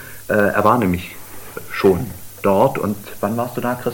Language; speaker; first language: German; native; German